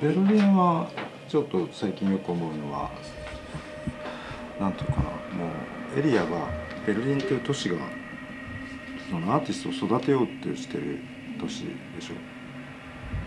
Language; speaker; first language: Japanese; native; Japanese